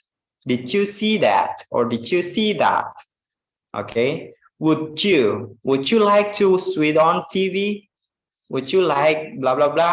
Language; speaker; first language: English; non-native, fluent; Indonesian